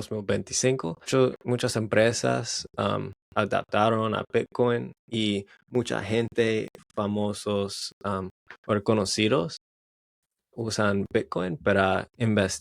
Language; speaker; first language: Spanish; non-native, learner; English